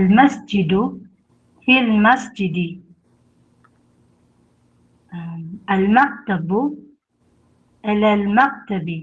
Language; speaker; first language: Arabic; non-native, learner; Filipino